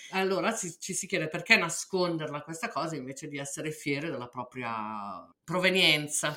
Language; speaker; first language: Italian; native; Italian